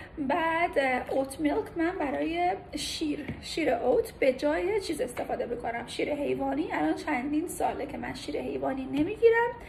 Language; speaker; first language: Persian; early bilingual, heritage; Persian